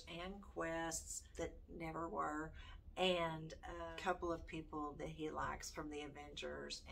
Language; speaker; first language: English; native; English